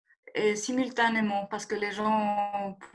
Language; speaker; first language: French; non-native, fluent; Spanish